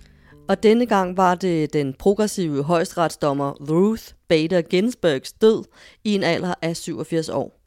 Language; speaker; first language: Danish; native; Danish